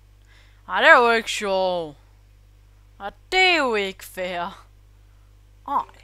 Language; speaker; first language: Danish; native; Danish